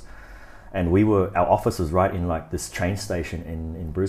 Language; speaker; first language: English; native; English